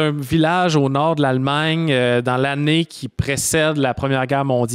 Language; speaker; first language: French; native; French